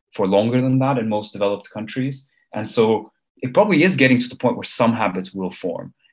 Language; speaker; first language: English; early bilingual, other home language; Armenian